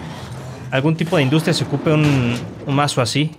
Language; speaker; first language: Spanish; native; Spanish